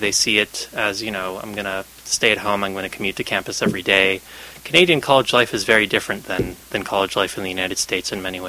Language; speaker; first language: English; native; English